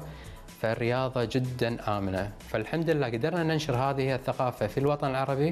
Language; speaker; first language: Arabic; native; Arabic